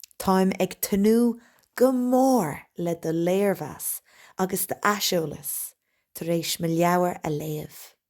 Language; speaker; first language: Irish; non-native, local second language; English